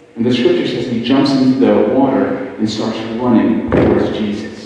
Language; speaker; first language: English; native; English